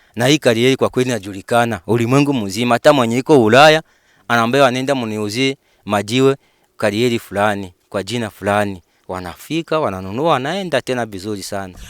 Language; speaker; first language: Swahili; non-native, fluent; Rundi